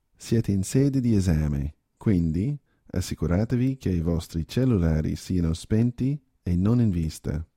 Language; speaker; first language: Italian; native; Italian